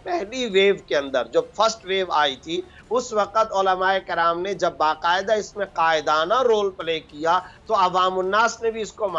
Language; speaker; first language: Urdu; native; Urdu